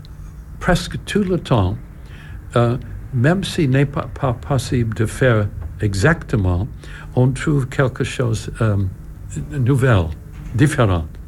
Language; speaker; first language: French; non-native, learner; English